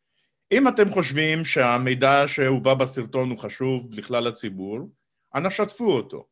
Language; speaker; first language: Hebrew; native; Hebrew